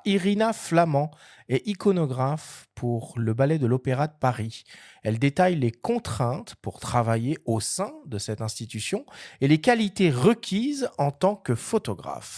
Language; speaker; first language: French; native; French